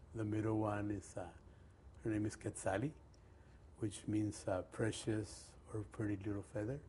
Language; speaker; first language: English; early bilingual, other home language; Spanish